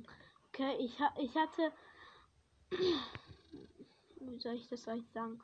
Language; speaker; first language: German; early bilingual, other home language; Hungarian